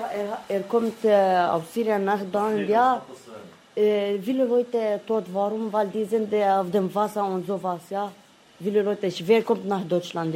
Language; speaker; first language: German; non-native, learner; Arabic